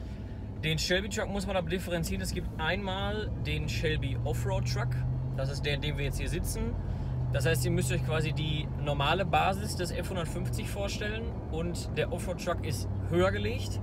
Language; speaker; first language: German; native; German